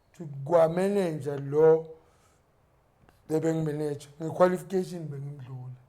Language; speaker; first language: Zulu; native; Zulu